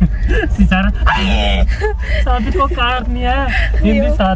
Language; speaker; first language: Filipino; non-native, learner; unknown